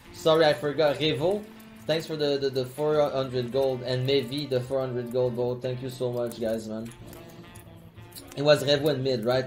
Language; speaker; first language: English; non-native, fluent; French